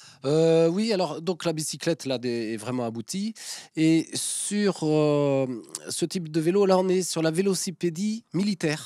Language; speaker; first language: French; native; French